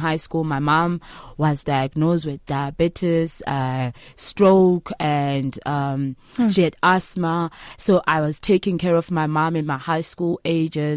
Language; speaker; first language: English; non-native, local second language; Xhosa